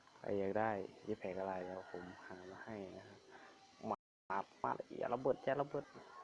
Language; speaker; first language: Thai; native; Thai